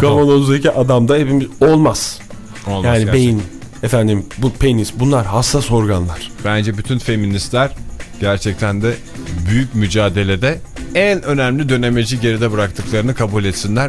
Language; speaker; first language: Turkish; native; Turkish